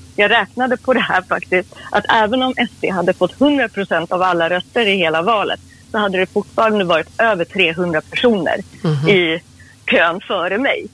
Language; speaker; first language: Swedish; early bilingual, other home language; Persian